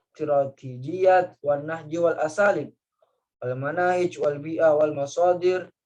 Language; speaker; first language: Arabic; non-native, learner; Indonesian